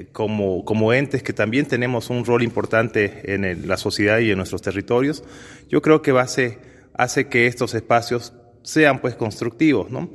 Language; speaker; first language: Spanish; native; Spanish